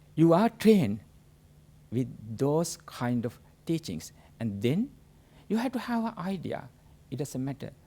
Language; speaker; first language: English; non-native, local second language; Sinhala